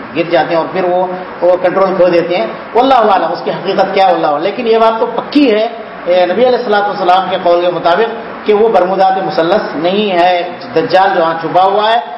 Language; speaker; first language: Urdu; native; Urdu